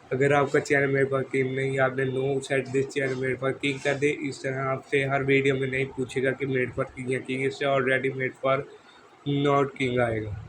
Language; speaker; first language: Urdu; non-native, local second language; Punjabi